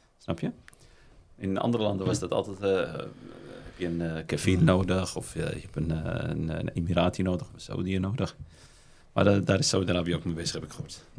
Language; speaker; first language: Dutch; early bilingual, other home language; Arabic